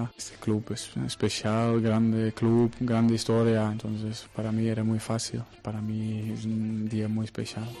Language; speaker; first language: Spanish; non-native, learner; Dutch